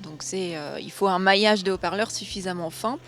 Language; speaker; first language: French; native; French